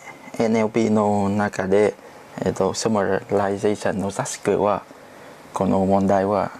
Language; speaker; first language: Japanese; non-native, learner; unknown